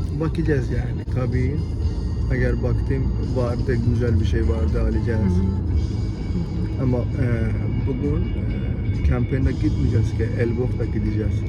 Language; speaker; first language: Turkish; non-native, learner; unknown